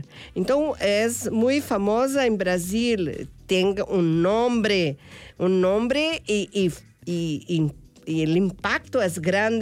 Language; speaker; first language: Spanish; non-native, fluent; Portuguese